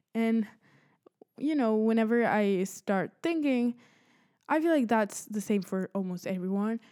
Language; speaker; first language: English; early bilingual, other home language; Spanish